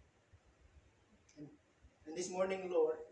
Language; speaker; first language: English; non-native, local second language; Filipino